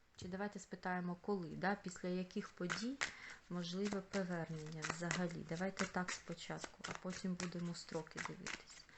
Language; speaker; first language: Ukrainian; non-native, local second language; Russian